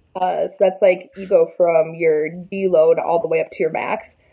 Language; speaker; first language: English; native; English